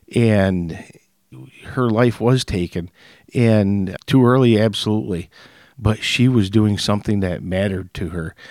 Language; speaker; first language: English; native; English